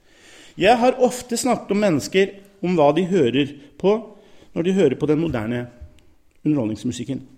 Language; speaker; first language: Norwegian; native; Norwegian